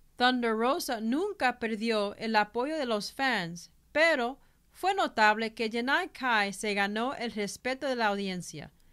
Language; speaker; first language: Spanish; early bilingual, heritage; Spanish